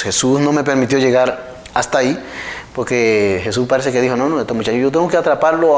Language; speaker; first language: Spanish; native; Spanish